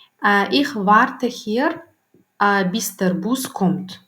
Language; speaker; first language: German; non-native, learner; Turkmen